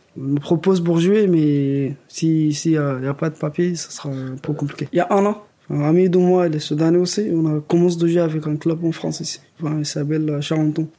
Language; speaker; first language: French; non-native, learner; Arabic